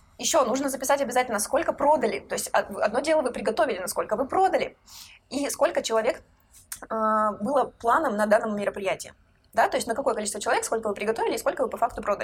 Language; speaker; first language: Russian; native; Russian